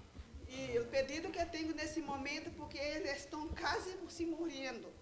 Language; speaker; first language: Spanish; non-native, learner; Portuguese